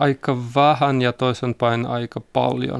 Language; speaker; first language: Finnish; non-native, learner; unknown